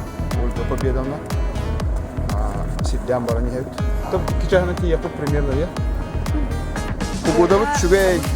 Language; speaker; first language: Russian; non-native, local second language; Yakut